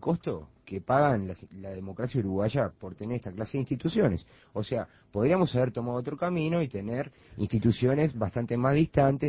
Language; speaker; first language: Spanish; native; Spanish